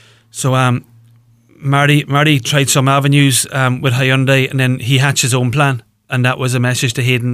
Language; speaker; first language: English; native; English